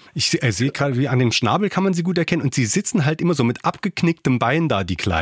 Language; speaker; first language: German; native; German